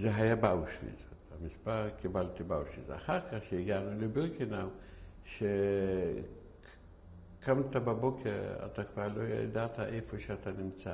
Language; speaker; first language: Hebrew; non-native, fluent; Yiddish